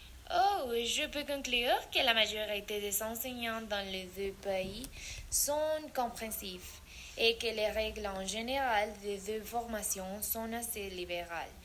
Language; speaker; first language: French; non-native, learner; Spanish